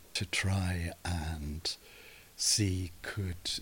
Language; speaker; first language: English; native; English